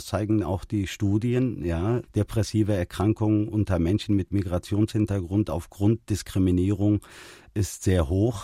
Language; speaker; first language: German; early bilingual, other home language; Turkish